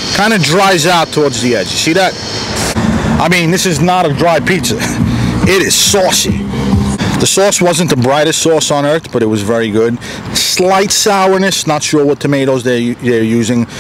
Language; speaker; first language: English; native; English